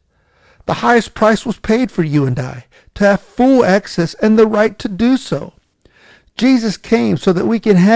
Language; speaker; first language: English; native; English